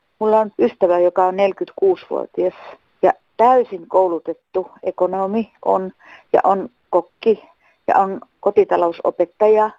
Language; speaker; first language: Finnish; native; Finnish